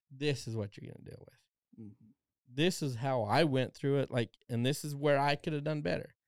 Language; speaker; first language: English; native; English